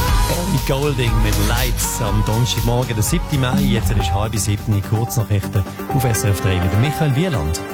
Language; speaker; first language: German; native; German